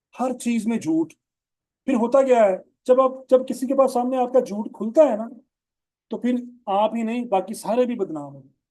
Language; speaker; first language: Urdu; non-native, local second language; Punjabi